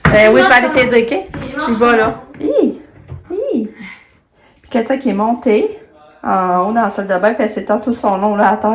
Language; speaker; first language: French; native; French